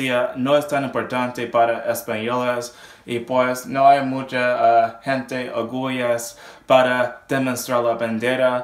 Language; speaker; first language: Spanish; non-native, learner; English